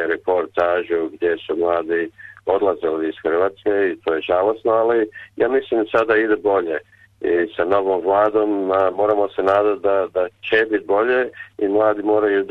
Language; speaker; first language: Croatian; early bilingual, heritage; Croatian